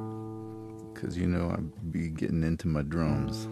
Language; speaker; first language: English; native; English